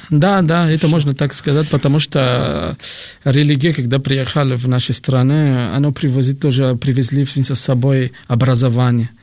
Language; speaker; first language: Russian; non-native, fluent; Malagasy